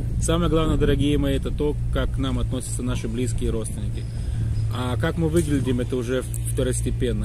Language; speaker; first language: Russian; native; Russian